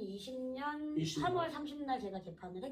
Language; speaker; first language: Korean; native; Korean